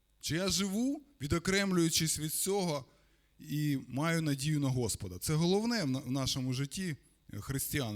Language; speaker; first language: Ukrainian; non-native, local second language; Russian